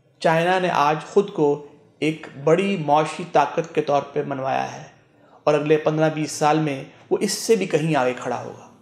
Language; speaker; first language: Urdu; non-native, local second language; Punjabi